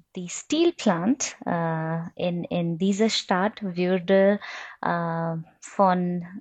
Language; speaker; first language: German; non-native, fluent; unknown